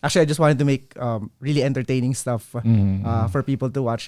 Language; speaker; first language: English; non-native, local second language; Filipino